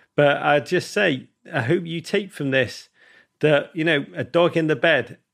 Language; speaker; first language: English; native; English